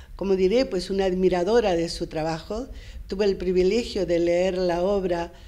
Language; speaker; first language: Spanish; native; Spanish